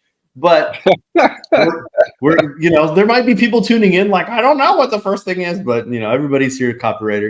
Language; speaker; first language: English; native; English